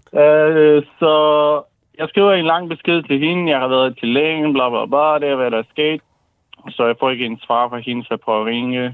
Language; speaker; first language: Danish; non-native, fluent; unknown